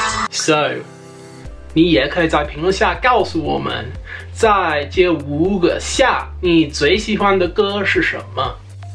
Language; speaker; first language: Chinese; non-native, learner; English